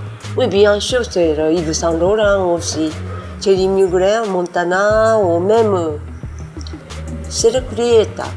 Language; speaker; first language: French; non-native, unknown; Japanese